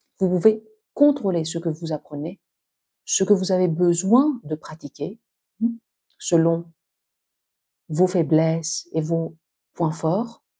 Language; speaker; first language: French; native; French